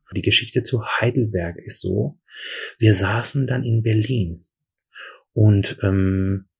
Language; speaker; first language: German; non-native, fluent; Persian